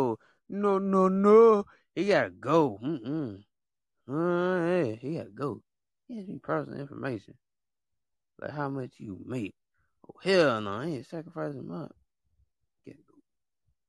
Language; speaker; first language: English; native; English